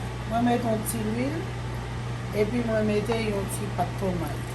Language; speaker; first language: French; non-native, local second language; Haitian Creole